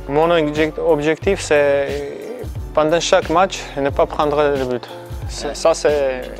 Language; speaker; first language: French; non-native, fluent; Armenian